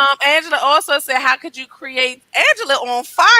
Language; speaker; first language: English; native; English